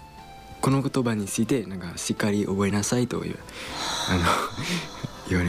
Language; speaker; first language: Japanese; non-native, learner; Khmer